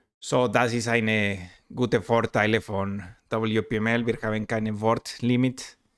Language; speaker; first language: German; non-native, learner; Spanish